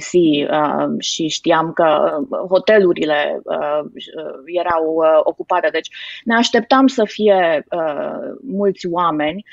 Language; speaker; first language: Romanian; native; Romanian